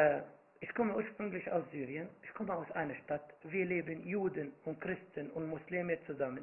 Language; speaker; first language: German; non-native, fluent; Arabic